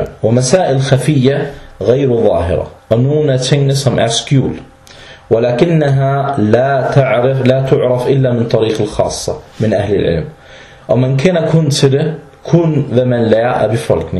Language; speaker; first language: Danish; early bilingual, other home language; Arabic